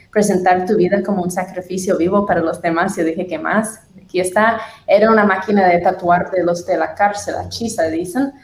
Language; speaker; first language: Spanish; non-native, fluent; English